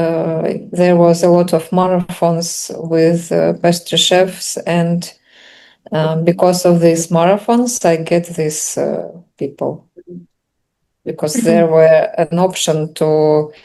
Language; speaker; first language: English; non-native, learner; Russian